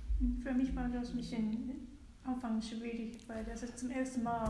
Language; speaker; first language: German; non-native, fluent; Japanese